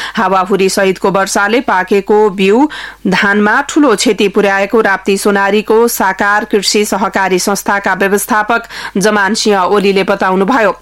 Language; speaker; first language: Nepali; native; Nepali